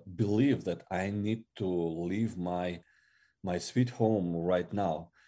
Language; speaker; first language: English; non-native, fluent; Russian